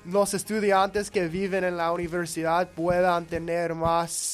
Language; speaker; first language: Spanish; non-native, learner; English